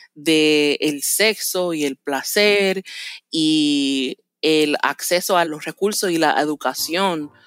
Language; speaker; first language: Spanish; native; Spanish